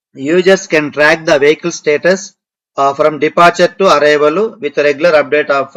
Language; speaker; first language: English; non-native, local second language; Telugu